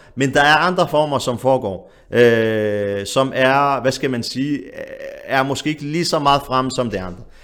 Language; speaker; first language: Danish; early bilingual, other home language; Arabic